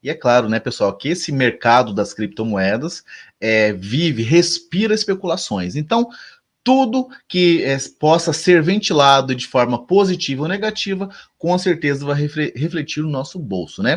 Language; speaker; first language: Portuguese; native; Portuguese